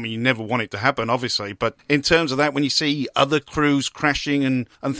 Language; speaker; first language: English; native; English